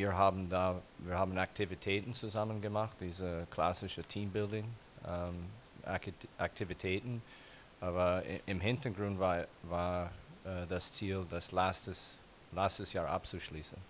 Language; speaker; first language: German; non-native, fluent; English